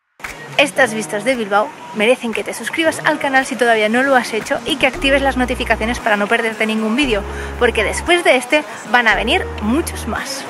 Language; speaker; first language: Spanish; native; Spanish